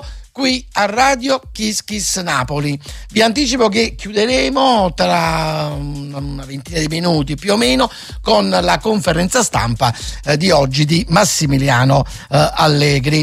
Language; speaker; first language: Italian; native; Italian